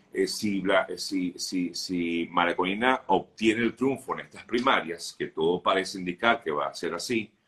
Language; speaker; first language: Spanish; native; Spanish